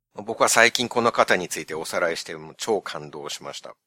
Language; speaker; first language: Japanese; native; Japanese